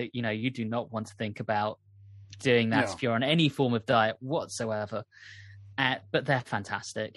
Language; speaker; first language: English; native; English